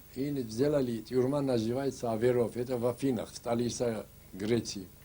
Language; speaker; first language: Russian; non-native, local second language; Ossetic